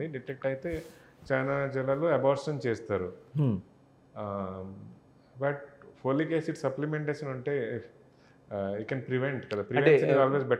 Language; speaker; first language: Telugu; non-native, learner; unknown